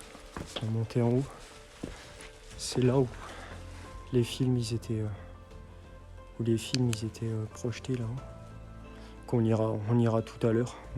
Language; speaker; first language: French; native; French